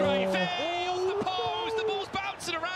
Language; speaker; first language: English; native; English